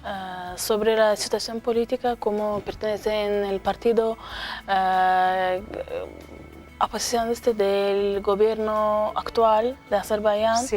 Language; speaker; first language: Spanish; non-native, learner; Azerbaijani